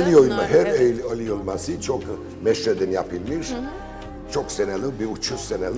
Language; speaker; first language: Turkish; non-native, learner; Georgian